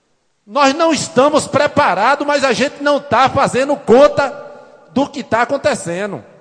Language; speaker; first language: Portuguese; native; Portuguese